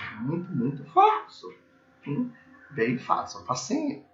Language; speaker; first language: Portuguese; non-native, learner; English